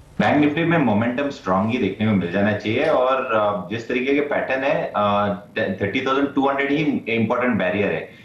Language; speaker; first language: Hindi; non-native, local second language; Marathi